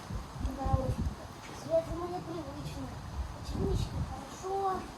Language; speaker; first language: Russian; native; Russian